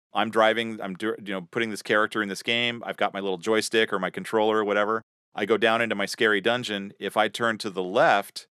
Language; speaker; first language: English; native; English